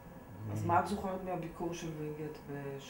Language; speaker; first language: Hebrew; native; Hebrew